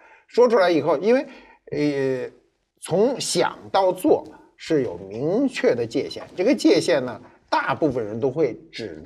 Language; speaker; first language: Chinese; native; Chinese